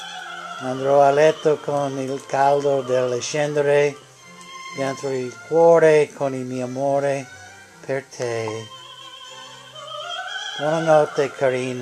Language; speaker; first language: Italian; non-native, learner; English